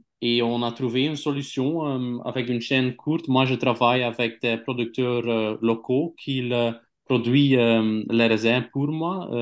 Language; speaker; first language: French; non-native, local second language; Dutch